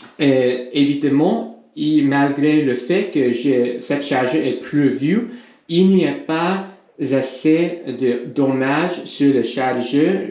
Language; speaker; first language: French; non-native, learner; English